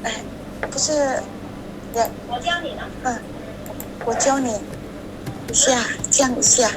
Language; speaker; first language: Chinese; non-native, learner; Indonesian